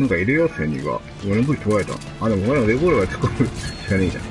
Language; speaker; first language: Japanese; native; Japanese